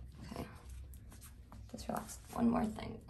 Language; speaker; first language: English; native; English